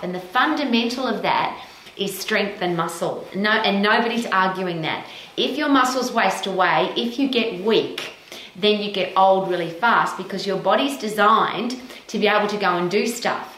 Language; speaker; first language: English; native; English